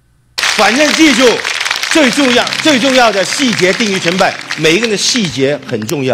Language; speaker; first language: Chinese; non-native, local second language; Cantonese